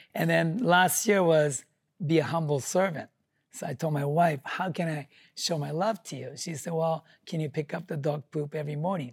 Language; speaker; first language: English; non-native, fluent; Japanese